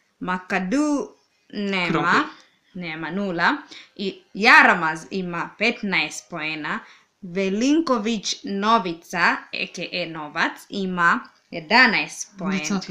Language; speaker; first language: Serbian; non-native, learner; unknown